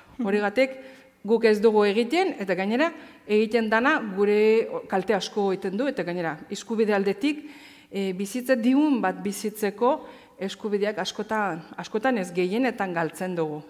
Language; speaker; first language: Basque; non-native, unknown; Azerbaijani